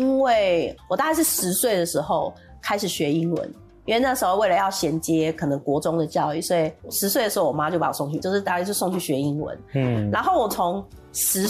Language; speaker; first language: Chinese; non-native, local second language; Min Nan Chinese